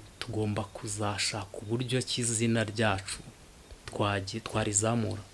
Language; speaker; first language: Kinyarwanda; early bilingual, heritage; Kinyarwanda